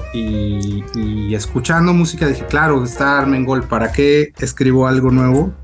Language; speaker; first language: Spanish; native; Spanish